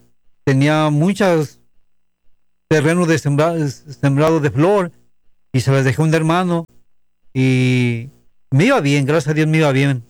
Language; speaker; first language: Spanish; native; Spanish